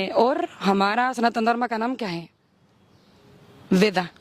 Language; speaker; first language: Hindi; non-native, learner; Spanish